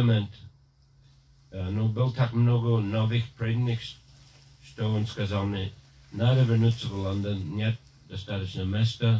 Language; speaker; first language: Russian; non-native, fluent; English